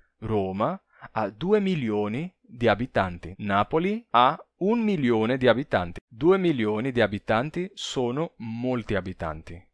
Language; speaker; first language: Italian; non-native, fluent; Portuguese